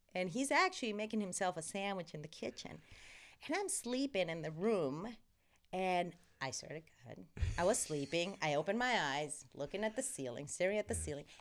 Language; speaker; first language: English; non-native, fluent; Spanish